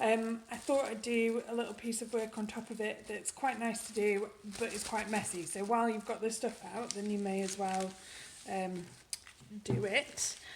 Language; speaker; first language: English; native; English